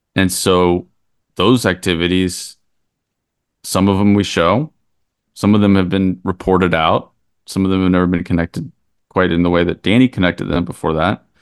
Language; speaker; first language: English; native; English